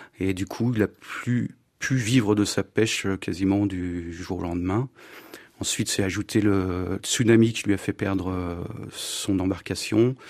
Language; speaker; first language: French; native; French